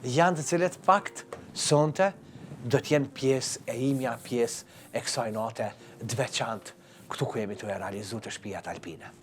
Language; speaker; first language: Albanian; native; Albanian